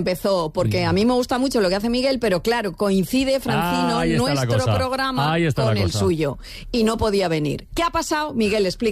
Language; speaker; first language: Spanish; native; Spanish